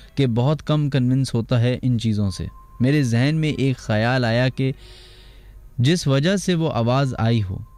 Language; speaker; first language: Urdu; native; Urdu